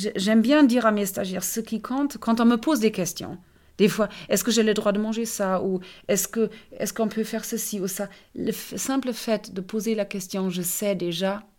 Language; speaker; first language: French; non-native, fluent; German